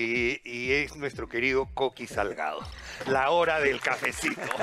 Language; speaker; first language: Spanish; native; Spanish